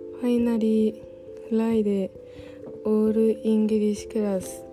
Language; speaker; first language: English; non-native, learner; Japanese